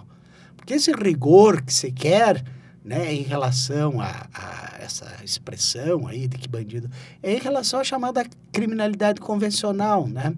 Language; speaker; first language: Portuguese; native; Portuguese